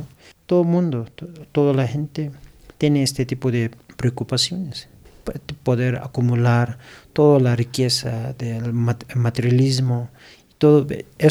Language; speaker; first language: Spanish; non-native, learner; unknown